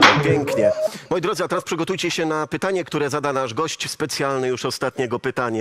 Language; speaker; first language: Polish; native; Polish